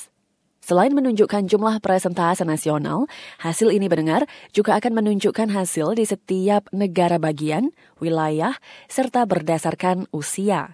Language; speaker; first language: Indonesian; native; Indonesian